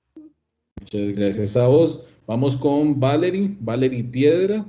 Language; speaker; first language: Spanish; native; Spanish